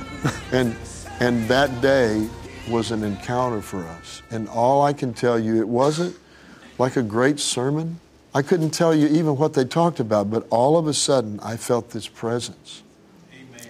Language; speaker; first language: English; native; English